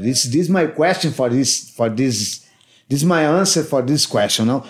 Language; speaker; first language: English; non-native, learner; Portuguese